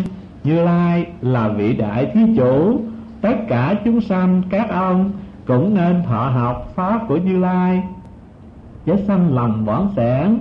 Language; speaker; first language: Vietnamese; native; Vietnamese